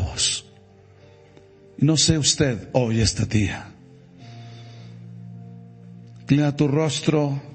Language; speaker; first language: Spanish; native; Spanish